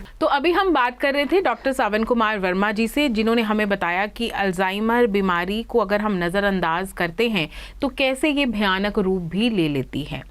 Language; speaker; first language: Hindi; native; Hindi